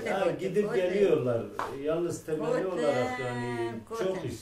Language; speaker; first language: Turkish; non-native, local second language; Turoyo